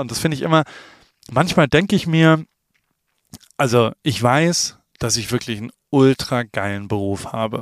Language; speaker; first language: German; native; German